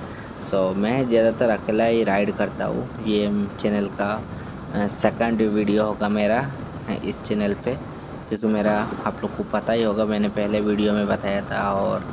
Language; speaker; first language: Hindi; non-native, local second language; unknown